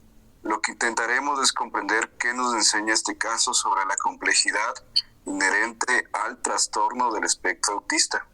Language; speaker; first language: Spanish; native; Spanish